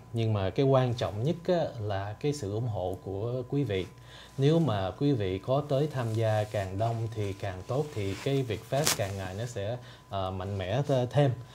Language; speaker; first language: Vietnamese; early bilingual, heritage; Vietnamese